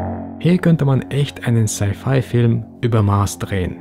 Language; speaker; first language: German; early bilingual, other home language; Russian